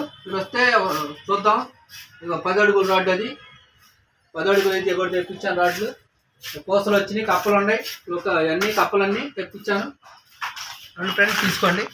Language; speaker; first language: Telugu; native; Telugu